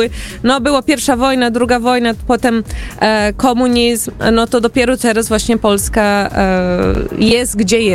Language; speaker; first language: Polish; early bilingual, heritage; Portuguese